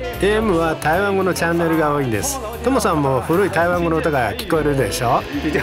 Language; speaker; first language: Japanese; non-native, fluent; Chinese